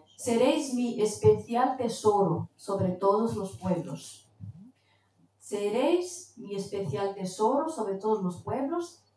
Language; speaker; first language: Spanish; non-native, fluent; Portuguese